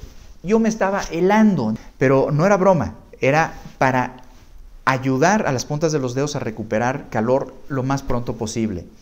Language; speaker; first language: Spanish; native; Spanish